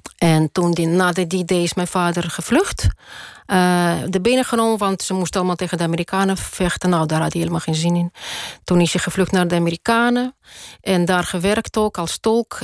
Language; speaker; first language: Dutch; non-native, fluent; Russian